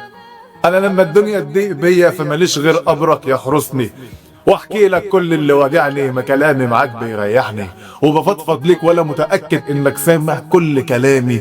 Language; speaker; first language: Arabic; native; Arabic